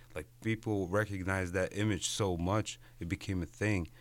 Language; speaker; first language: English; non-native, fluent; Arabic